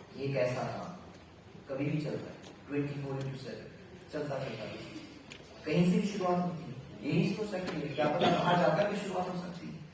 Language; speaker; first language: Hindi; non-native, local second language; Marathi